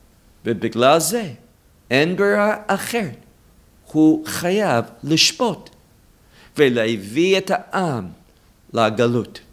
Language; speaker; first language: Hebrew; non-native, fluent; English